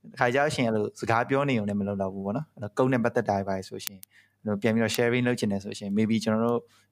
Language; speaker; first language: Burmese; native; Burmese